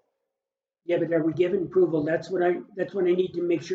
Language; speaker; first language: English; native; English